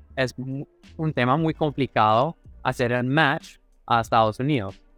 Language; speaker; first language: Spanish; non-native, fluent; English